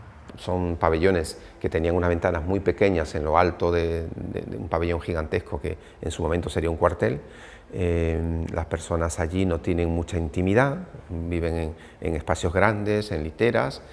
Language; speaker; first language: Spanish; native; Spanish